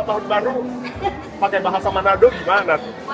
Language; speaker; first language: Indonesian; native; Indonesian